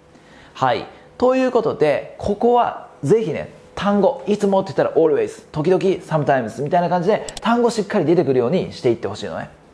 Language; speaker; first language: Japanese; native; Japanese